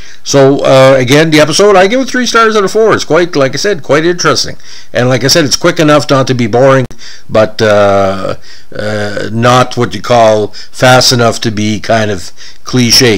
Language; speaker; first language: English; native; English